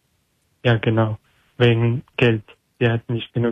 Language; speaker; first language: German; non-native, learner; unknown